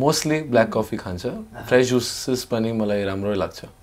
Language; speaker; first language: Nepali; non-native, learner; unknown